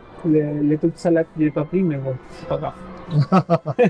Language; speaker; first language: French; non-native, learner; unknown